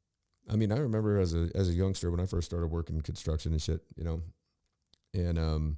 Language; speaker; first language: English; native; English